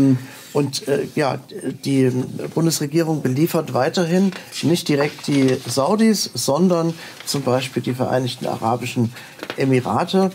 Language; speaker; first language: German; native; German